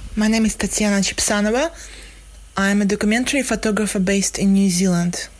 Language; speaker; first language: English; non-native, fluent; Russian